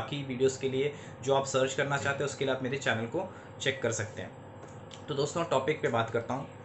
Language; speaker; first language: Hindi; native; Hindi